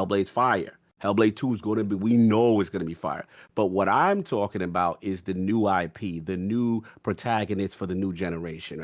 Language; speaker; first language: English; native; English